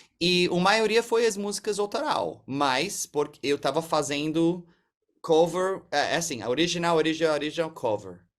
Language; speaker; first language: Portuguese; early bilingual, heritage; English